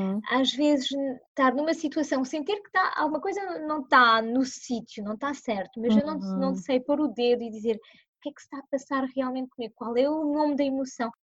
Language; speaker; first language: Portuguese; early bilingual, heritage; Portuguese